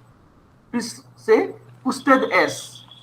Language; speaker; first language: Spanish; non-native, fluent; Bangla